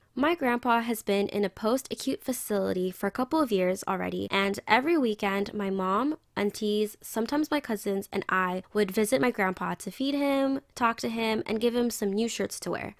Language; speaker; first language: English; native; English